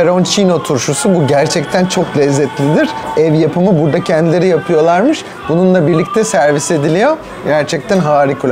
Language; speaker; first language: Turkish; native; Turkish